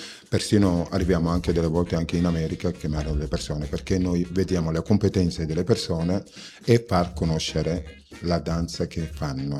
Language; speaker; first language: Italian; non-native, fluent; Wolof